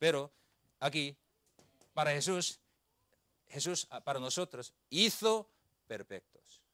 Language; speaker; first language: Spanish; non-native, learner; Korean